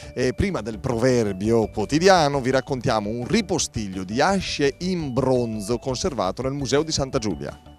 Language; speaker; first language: Italian; native; Italian